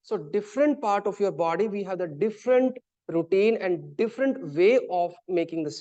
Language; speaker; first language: English; non-native, local second language; Hindi